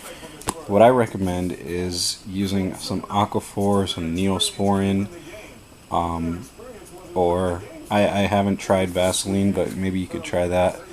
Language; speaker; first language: English; native; English